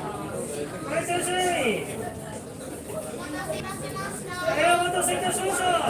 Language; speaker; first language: Japanese; native; Japanese